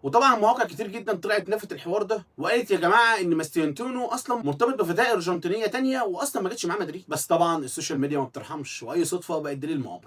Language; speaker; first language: Arabic; native; Arabic